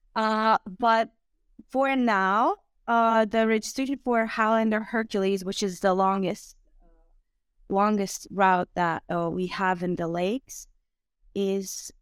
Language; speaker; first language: English; non-native, fluent; Croatian